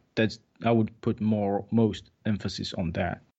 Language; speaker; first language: English; non-native, fluent; Czech